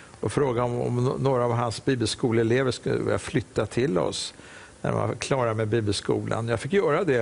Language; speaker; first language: Swedish; native; Swedish